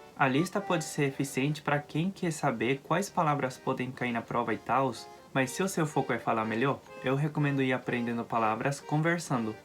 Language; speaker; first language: Portuguese; non-native, fluent; Japanese